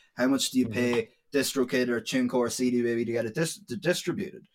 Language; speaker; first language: English; native; English